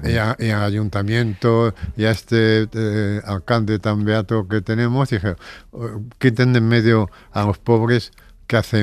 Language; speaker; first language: Spanish; native; Spanish